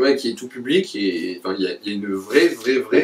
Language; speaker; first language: French; native; French